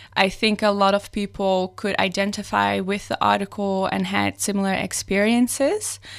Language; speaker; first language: English; non-native, fluent; Dutch